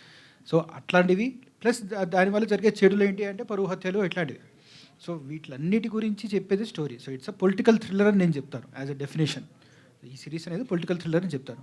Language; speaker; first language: Telugu; native; Telugu